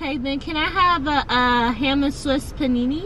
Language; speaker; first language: English; native; English